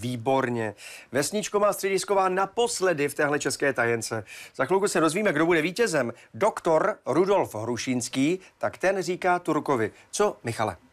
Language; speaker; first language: Czech; native; Czech